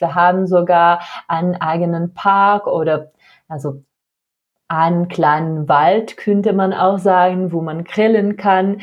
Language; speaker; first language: German; non-native, fluent; Czech